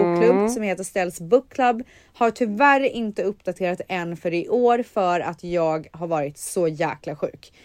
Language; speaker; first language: Swedish; native; Swedish